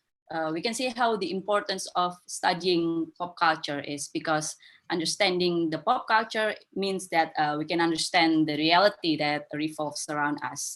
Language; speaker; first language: English; non-native, fluent; Indonesian